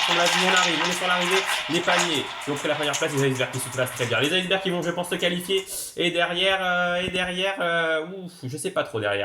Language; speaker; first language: French; native; French